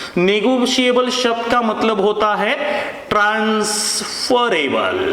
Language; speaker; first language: Hindi; non-native, local second language; Marathi